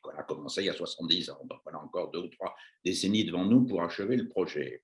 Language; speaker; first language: French; native; French